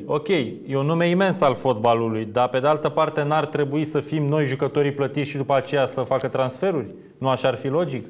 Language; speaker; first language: Romanian; native; Romanian